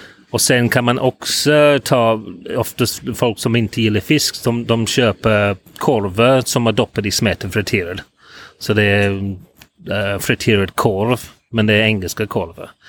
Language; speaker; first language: Swedish; non-native, fluent; English